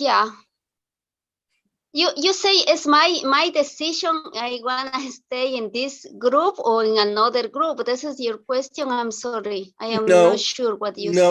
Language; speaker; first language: English; non-native, learner; Spanish